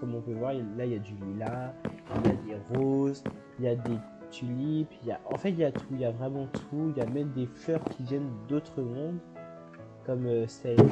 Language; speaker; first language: French; native; French